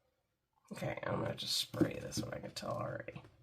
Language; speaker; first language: English; native; English